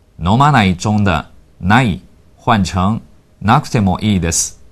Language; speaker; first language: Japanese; non-native, fluent; Chinese